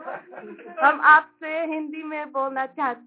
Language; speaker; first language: Hindi; non-native, learner; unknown